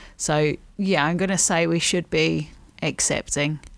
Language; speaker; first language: English; native; English